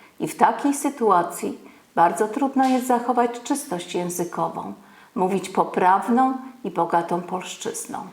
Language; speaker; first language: Polish; native; Polish